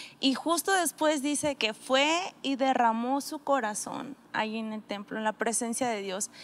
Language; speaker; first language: Spanish; native; Spanish